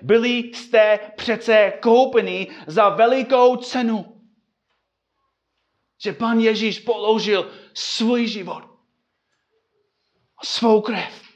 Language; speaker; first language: Czech; non-native, fluent; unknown